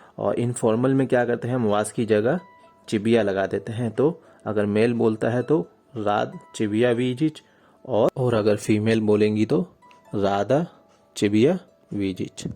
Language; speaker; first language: Hindi; native; Hindi